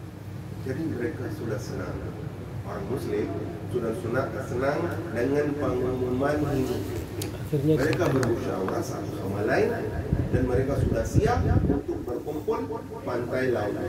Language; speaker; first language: Indonesian; non-native, fluent; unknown